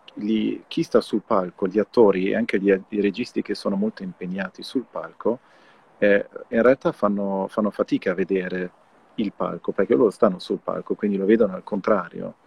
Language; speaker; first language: Italian; non-native, fluent; German